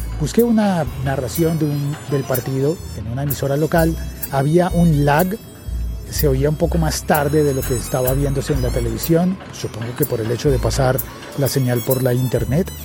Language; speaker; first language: Spanish; native; Spanish